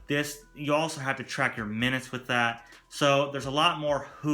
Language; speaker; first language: English; native; English